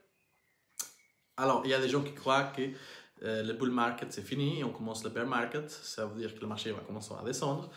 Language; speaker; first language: French; non-native, learner; Portuguese